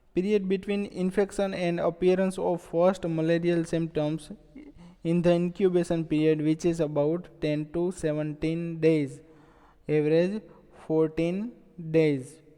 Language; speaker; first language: English; non-native, local second language; Gujarati